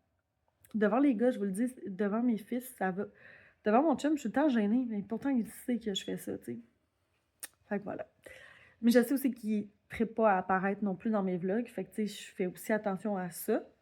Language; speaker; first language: French; native; French